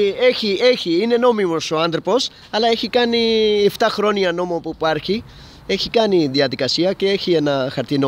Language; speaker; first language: Greek; non-native, fluent; Urdu